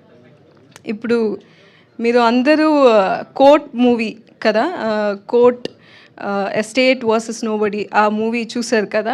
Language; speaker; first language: Telugu; non-native, learner; Tamil